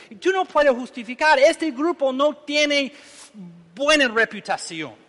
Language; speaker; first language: Spanish; non-native, learner; English